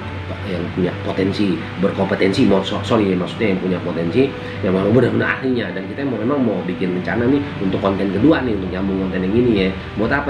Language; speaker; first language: Indonesian; native; Indonesian